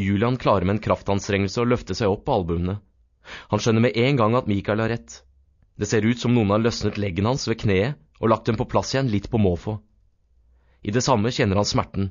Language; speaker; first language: Norwegian; native; Norwegian